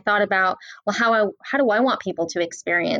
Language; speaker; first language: English; native; English